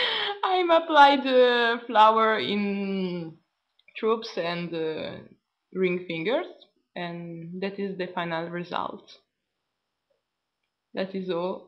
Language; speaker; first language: English; non-native, learner; Italian